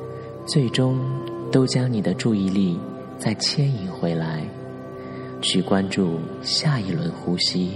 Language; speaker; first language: Chinese; native; Chinese